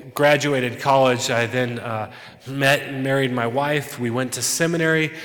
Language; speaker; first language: English; native; English